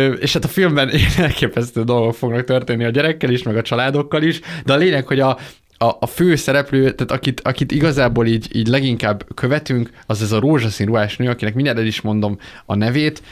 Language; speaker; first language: Hungarian; native; Hungarian